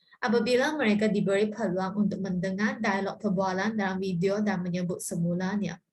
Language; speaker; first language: Malay; non-native, local second language; Chinese